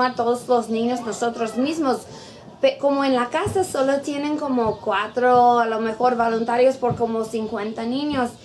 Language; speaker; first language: Spanish; non-native, learner; English